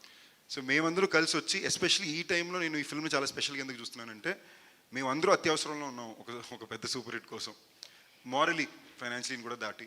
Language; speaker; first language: Telugu; native; Telugu